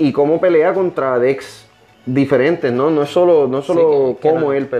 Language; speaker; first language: Spanish; native; Spanish